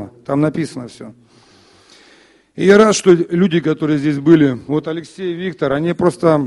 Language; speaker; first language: Russian; native; Russian